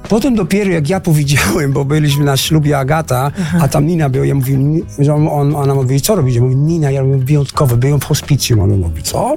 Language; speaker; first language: Polish; non-native, learner; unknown